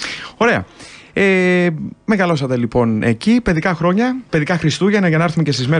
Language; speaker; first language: Greek; native; Greek